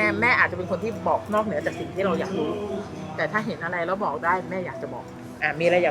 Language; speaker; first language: Thai; native; Thai